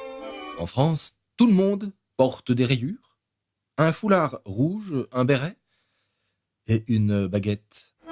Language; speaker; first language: French; non-native, learner; Spanish